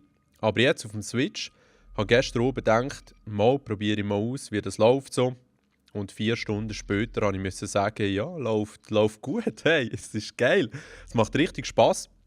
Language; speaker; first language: German; native; German